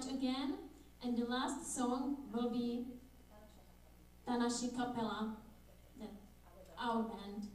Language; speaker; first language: English; non-native, fluent; Czech